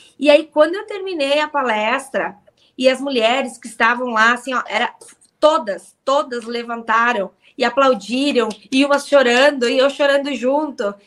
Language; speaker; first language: Portuguese; native; Portuguese